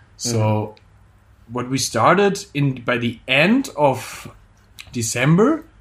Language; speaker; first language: English; non-native, fluent; German